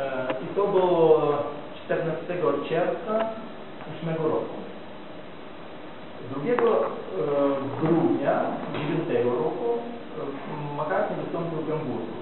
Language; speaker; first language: Polish; non-native, learner; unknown